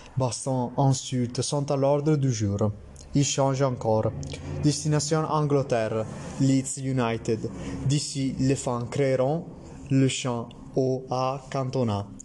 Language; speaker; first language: French; non-native, learner; Italian